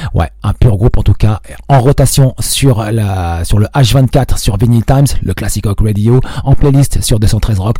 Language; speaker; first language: French; non-native, local second language; Arabic